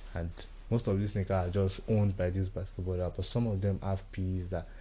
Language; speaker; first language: English; non-native, local second language; Yoruba